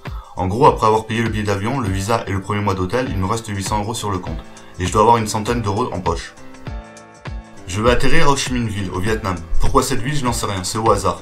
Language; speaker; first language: French; native; French